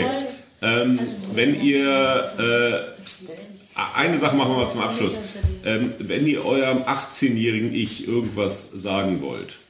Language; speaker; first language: German; native; German